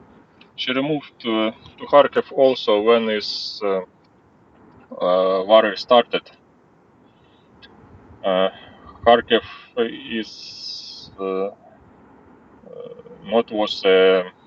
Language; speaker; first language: English; non-native, learner; Ukrainian